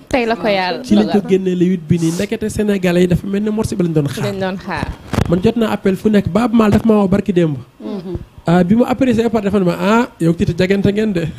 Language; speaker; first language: Wolof; non-native, local second language; Fula